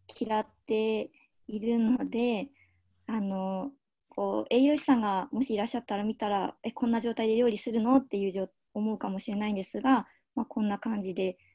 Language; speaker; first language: Japanese; native; Japanese